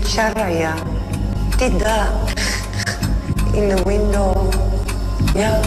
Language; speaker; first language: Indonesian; non-native, learner; English